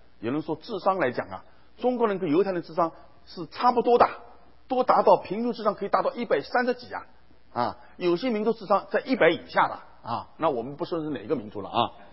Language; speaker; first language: Chinese; native; Chinese